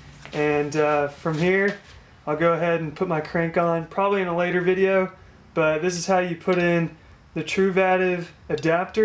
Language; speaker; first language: English; native; English